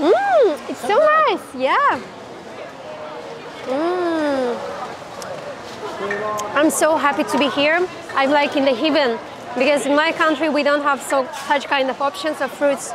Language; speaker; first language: English; non-native, learner; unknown